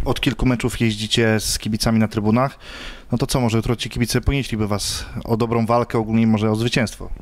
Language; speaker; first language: Polish; native; Polish